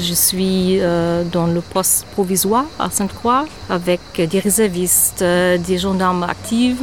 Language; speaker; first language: French; non-native, learner; German